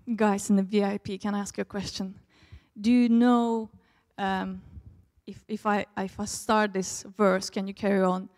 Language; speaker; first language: English; early bilingual, other home language; Russian